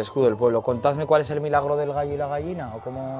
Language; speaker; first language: Spanish; native; Spanish